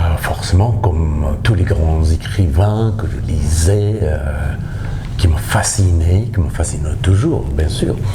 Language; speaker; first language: French; non-native, fluent; Persian